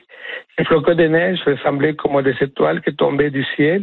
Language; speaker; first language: French; non-native, fluent; Spanish